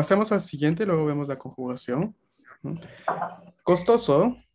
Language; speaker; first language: Spanish; native; Spanish